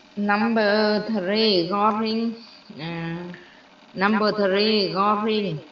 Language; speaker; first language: English; non-native, learner; Vietnamese